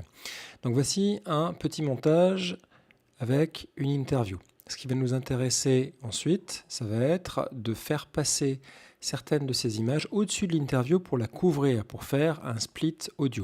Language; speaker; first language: French; native; French